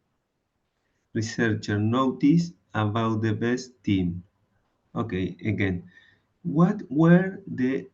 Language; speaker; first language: English; non-native, learner; Spanish